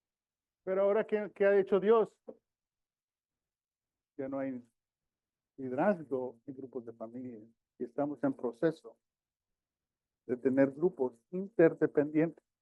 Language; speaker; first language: Spanish; early bilingual, heritage; Spanish